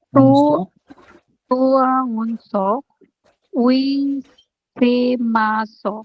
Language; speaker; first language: French; non-native, learner; Bangla